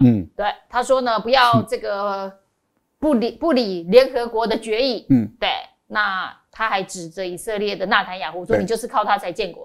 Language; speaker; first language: Chinese; native; Chinese